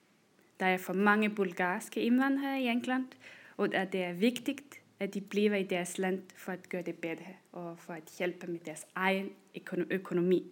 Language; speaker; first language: Danish; non-native, fluent; German